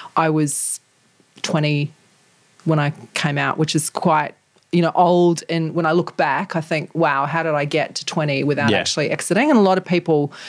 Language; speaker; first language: English; native; English